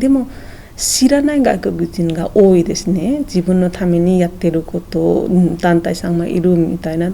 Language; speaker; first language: Japanese; non-native, fluent; Nepali